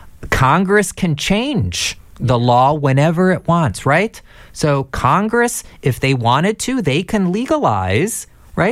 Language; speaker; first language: English; native; English